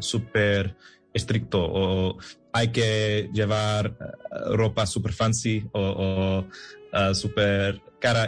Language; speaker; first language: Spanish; non-native, fluent; English